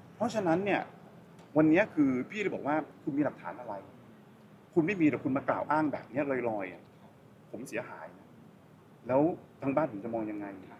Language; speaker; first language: Thai; native; Thai